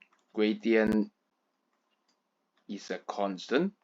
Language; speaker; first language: English; non-native, fluent; Chinese